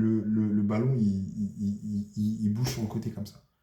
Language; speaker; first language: French; native; French